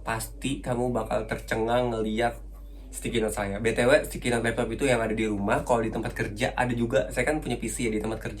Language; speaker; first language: Indonesian; native; Indonesian